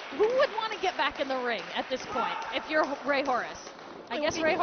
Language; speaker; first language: English; native; English